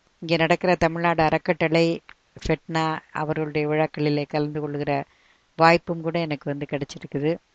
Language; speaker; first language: Tamil; native; Tamil